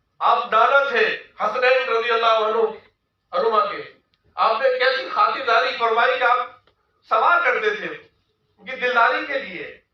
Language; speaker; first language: Urdu; native; Urdu